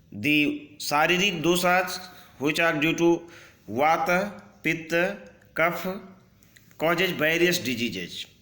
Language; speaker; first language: English; non-native, local second language; Hindi